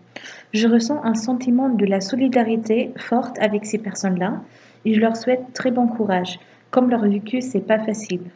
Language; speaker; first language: French; non-native, fluent; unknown